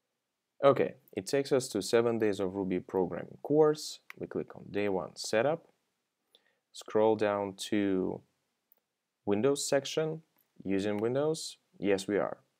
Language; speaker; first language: English; non-native, fluent; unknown